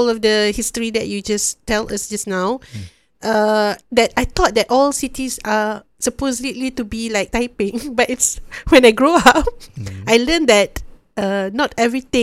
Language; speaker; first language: English; non-native, local second language; Malay